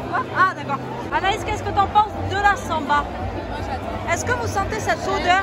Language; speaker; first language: French; native; French